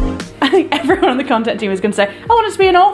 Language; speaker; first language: English; native; English